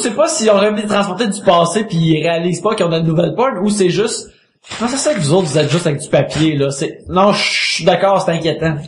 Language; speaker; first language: French; native; French